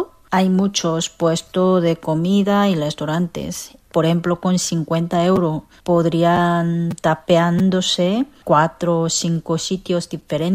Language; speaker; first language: Spanish; non-native, fluent; Korean